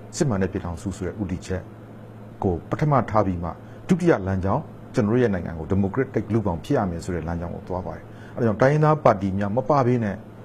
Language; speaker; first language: Burmese; native; Burmese